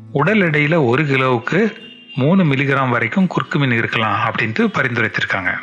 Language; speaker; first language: Tamil; native; Tamil